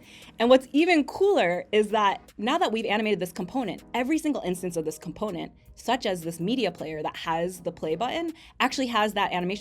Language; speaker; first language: English; native; English